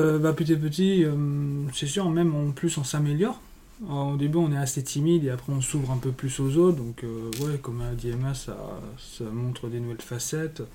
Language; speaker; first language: French; native; French